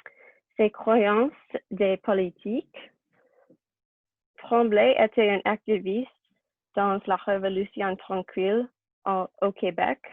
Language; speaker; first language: French; non-native, learner; English